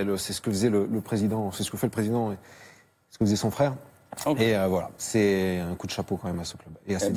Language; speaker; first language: French; native; French